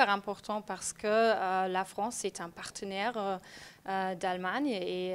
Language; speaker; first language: French; non-native, fluent; German